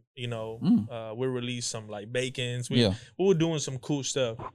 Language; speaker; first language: English; early bilingual, other home language; Spanish